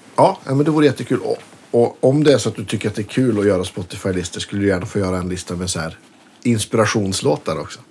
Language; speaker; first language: Swedish; native; Swedish